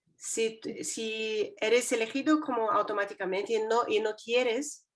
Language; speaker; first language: Spanish; non-native, fluent; Portuguese